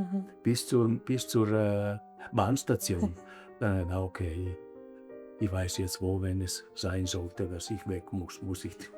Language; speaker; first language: German; early bilingual, other home language; Italian